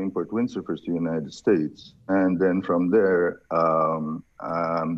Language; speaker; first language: English; non-native, fluent; Persian